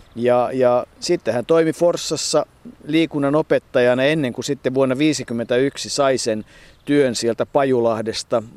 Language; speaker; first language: Finnish; native; Finnish